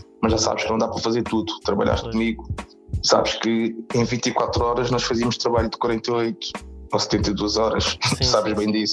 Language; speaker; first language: Portuguese; native; Portuguese